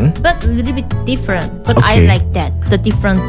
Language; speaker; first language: English; non-native, learner; Korean